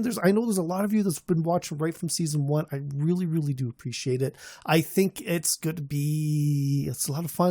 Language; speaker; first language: English; native; English